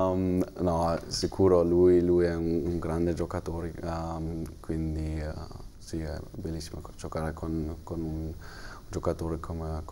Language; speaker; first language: Italian; non-native, learner; German